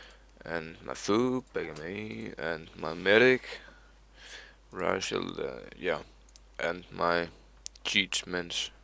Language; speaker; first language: English; non-native, learner; Danish